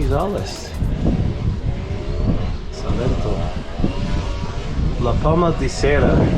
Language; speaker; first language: Spanish; non-native, learner; English